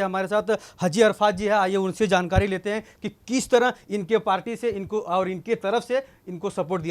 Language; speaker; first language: Hindi; native; Hindi